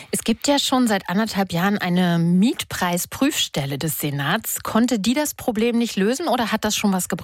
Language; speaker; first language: German; native; German